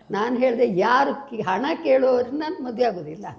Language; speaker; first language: Kannada; non-native, local second language; Tulu